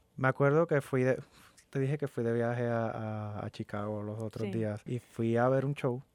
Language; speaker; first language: Spanish; native; Spanish